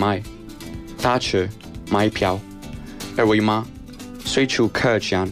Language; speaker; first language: Chinese; non-native, fluent; Spanish